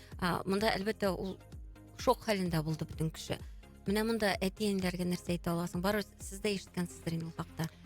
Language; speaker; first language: Tatar; native; Tatar